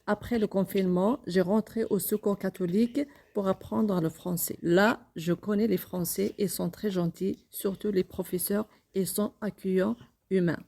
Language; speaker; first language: French; non-native, learner; Kabyle